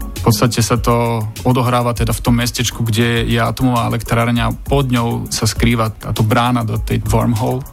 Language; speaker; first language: Slovak; native; Slovak